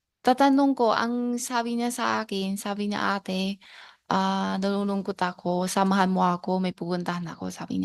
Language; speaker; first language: Filipino; non-native, learner; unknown